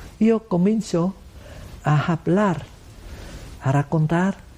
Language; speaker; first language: Spanish; non-native, learner; Vietnamese